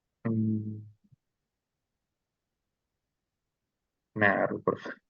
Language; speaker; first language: Portuguese; non-native, learner; Spanish